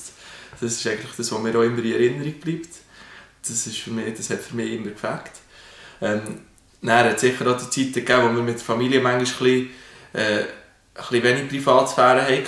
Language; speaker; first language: German; native; German